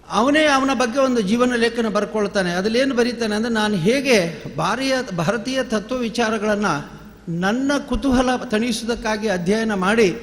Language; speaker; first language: Kannada; non-native, local second language; Tulu